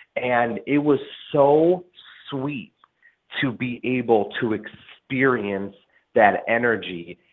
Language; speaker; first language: English; native; English